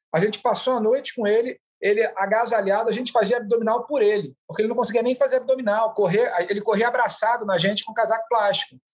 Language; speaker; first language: Portuguese; native; Portuguese